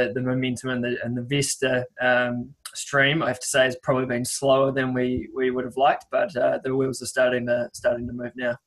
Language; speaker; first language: English; native; English